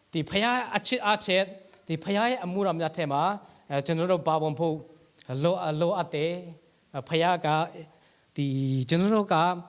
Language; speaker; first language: Burmese; non-native, local second language; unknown